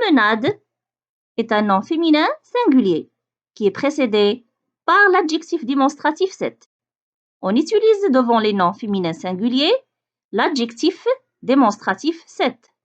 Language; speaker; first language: French; non-native, local second language; Arabic